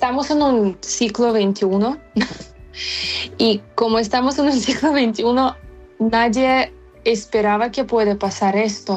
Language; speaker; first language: Spanish; non-native, fluent; Ukrainian